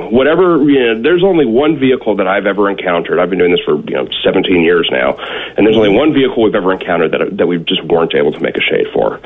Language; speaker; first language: English; native; English